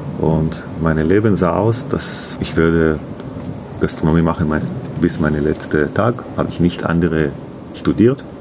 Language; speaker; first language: German; non-native, learner; Hebrew